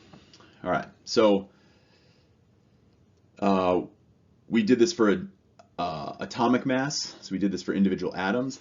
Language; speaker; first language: English; native; English